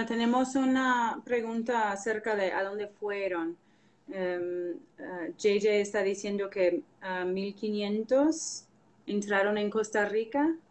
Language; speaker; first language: Spanish; non-native, fluent; English